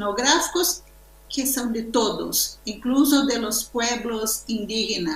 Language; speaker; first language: Spanish; non-native, learner; Portuguese